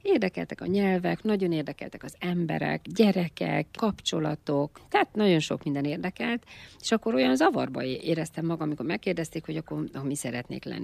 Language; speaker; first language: Hungarian; native; Hungarian